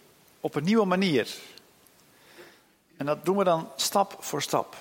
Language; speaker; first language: Dutch; native; Dutch